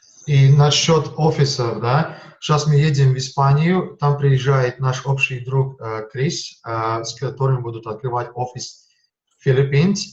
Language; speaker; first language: Russian; non-native, fluent; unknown